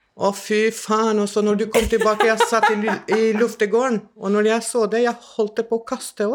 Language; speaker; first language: Norwegian; non-native, fluent; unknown